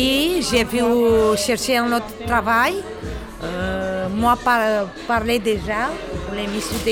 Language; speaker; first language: French; non-native, learner; Romanian